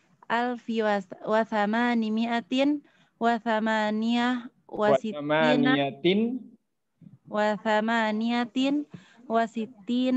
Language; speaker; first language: Arabic; non-native, learner; Indonesian